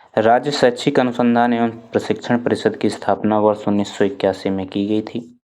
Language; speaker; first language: Hindi; native; Hindi